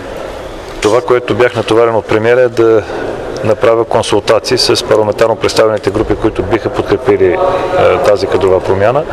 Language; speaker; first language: Bulgarian; native; Bulgarian